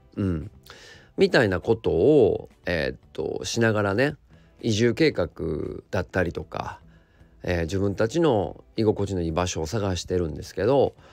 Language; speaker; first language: Japanese; native; Japanese